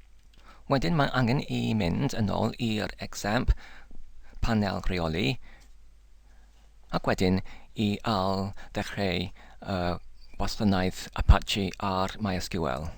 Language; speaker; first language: Welsh; non-native, learner; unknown